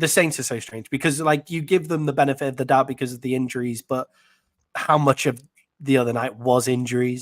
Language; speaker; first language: English; native; English